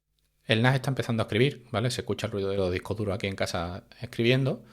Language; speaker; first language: Spanish; native; Spanish